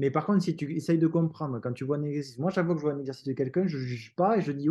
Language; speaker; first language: French; native; French